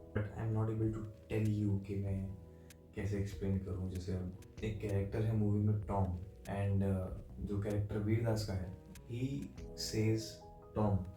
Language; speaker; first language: Hindi; native; Hindi